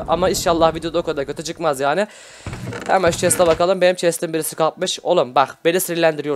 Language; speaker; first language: Turkish; native; Turkish